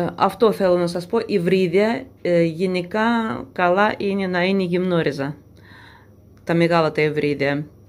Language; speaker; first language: Greek; non-native, fluent; Russian